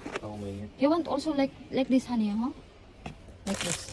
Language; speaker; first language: English; non-native, learner; Filipino